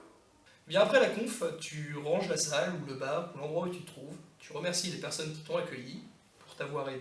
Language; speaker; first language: French; native; French